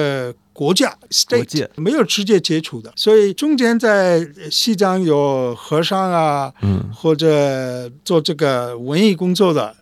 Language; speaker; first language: Chinese; non-native, fluent; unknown